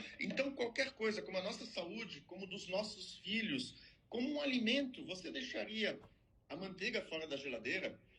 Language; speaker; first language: Portuguese; non-native, fluent; French